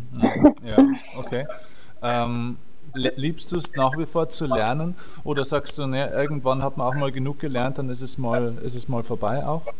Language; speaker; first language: German; native; German